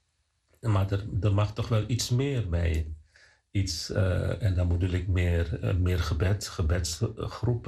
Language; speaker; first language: Dutch; non-native, fluent; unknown